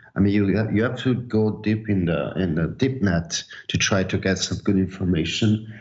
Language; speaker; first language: English; non-native, fluent; Italian